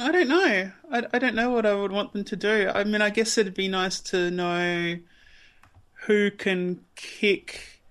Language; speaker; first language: English; native; English